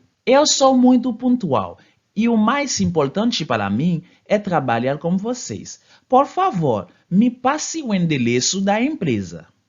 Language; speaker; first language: Portuguese; non-native, fluent; Haitian Creole